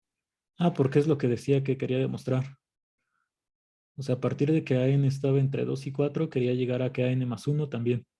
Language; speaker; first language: Spanish; native; Spanish